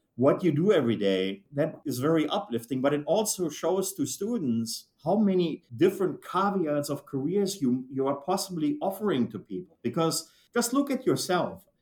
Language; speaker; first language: English; non-native, fluent; German